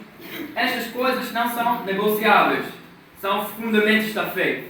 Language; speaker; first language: Portuguese; non-native, fluent; English